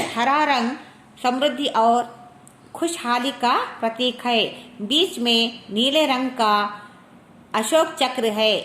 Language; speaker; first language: Hindi; non-native, local second language; Kannada